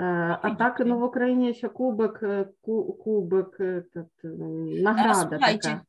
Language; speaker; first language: Polish; non-native, learner; Ukrainian